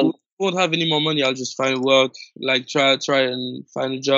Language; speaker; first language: English; non-native, fluent; French